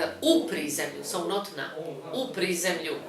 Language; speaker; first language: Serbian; non-native, fluent; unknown